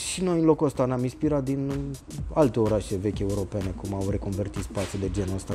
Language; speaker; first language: Romanian; native; Romanian